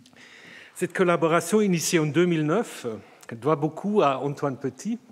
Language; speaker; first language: French; native; French